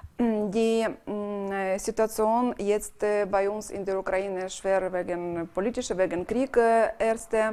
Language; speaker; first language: German; non-native, learner; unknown